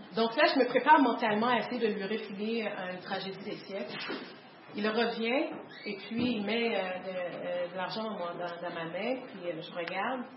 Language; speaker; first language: French; native; French